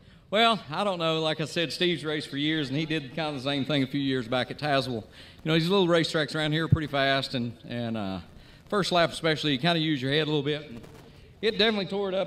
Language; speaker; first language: English; native; English